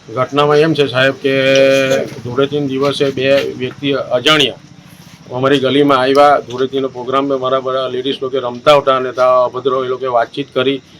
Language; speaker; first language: Gujarati; native; Gujarati